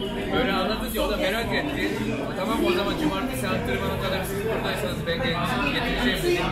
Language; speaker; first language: Turkish; non-native, fluent; Japanese